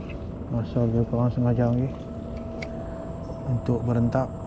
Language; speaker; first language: Malay; native; Malay